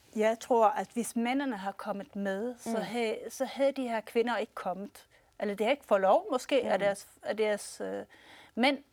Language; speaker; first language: Danish; early bilingual, heritage; Swedish